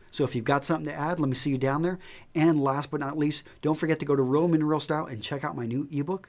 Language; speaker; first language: English; native; English